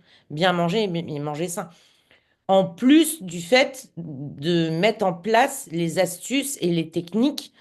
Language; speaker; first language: French; native; French